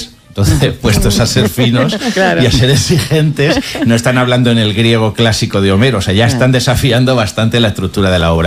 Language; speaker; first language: Spanish; native; Spanish